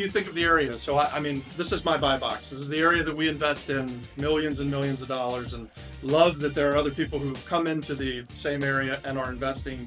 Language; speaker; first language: English; native; English